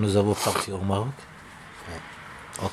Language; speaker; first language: French; non-native, learner; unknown